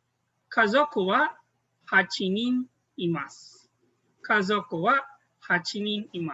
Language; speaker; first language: Japanese; non-native, fluent; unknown